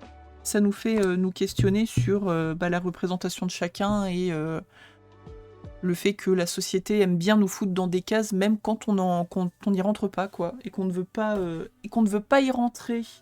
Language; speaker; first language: French; native; French